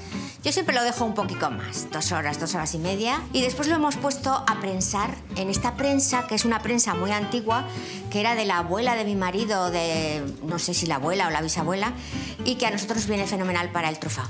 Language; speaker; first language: Spanish; native; Spanish